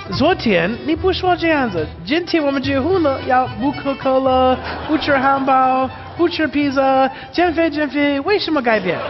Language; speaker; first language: Chinese; non-native, learner; English